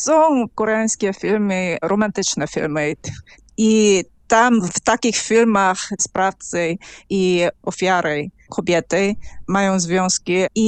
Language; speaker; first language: Polish; non-native, fluent; Korean